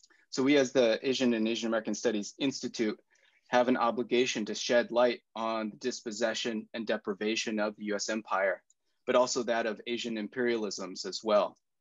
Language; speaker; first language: English; native; English